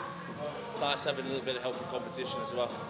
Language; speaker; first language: English; native; English